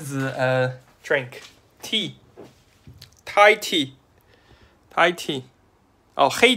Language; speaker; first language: English; non-native, learner; Chinese